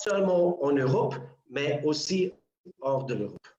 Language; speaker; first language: French; non-native, local second language; Dutch